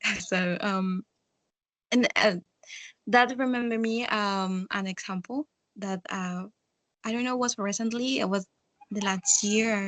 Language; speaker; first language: English; non-native, fluent; Spanish